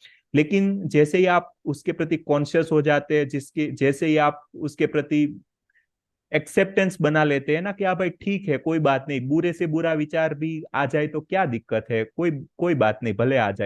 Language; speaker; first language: Hindi; native; Hindi